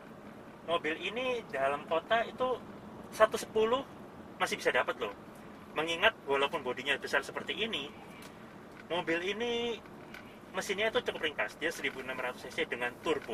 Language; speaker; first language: Indonesian; native; Indonesian